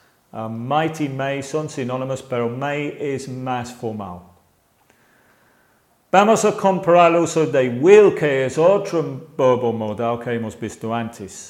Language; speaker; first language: Spanish; non-native, fluent; English